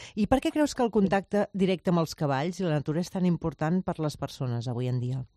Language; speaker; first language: Catalan; non-native, local second language; Spanish